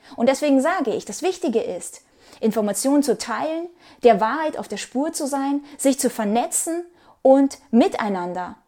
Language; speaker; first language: German; non-native, fluent; Ukrainian